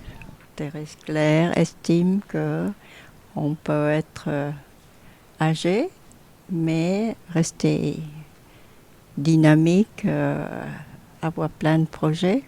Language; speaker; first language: French; non-native, fluent; Vietnamese